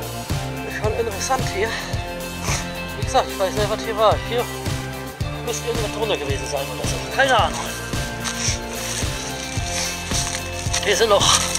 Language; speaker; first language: German; native; German